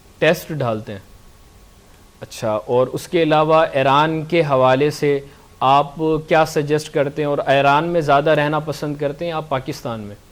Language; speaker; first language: Urdu; native; Urdu